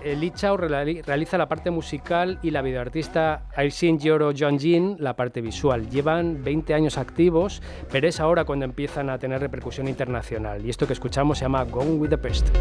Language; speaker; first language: Spanish; native; Spanish